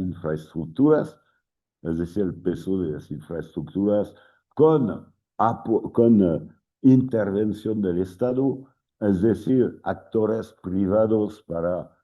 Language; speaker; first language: Spanish; non-native, fluent; French